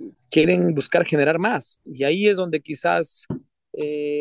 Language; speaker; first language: Spanish; native; Spanish